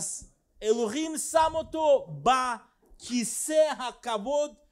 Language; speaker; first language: Hebrew; non-native, fluent; Russian